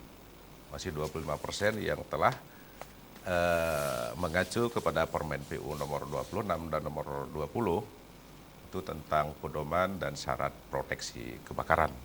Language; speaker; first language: Malay; native; Malay